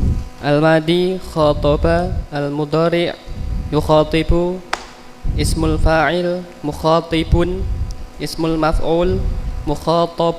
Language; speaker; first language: Arabic; non-native, learner; Indonesian